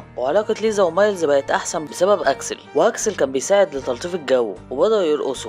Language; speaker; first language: Arabic; native; Arabic